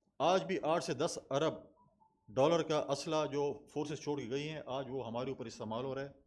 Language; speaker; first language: Urdu; non-native, local second language; Pashto